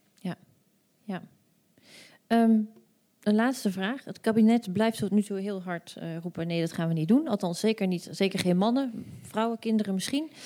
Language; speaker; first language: Dutch; native; Dutch